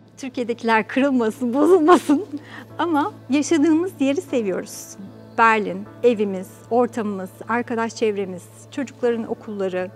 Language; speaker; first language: Turkish; native; Turkish